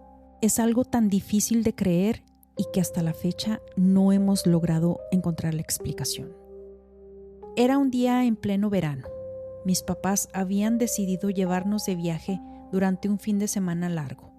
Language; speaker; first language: Spanish; native; Spanish